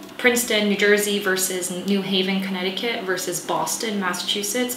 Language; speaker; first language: English; early bilingual, other home language; Korean